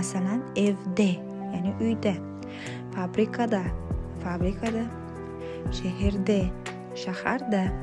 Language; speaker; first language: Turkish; non-native, fluent; Uzbek